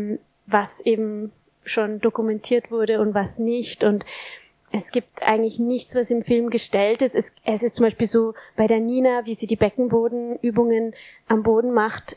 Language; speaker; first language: German; native; German